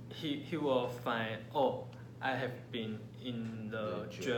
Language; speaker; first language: English; non-native, learner; Chinese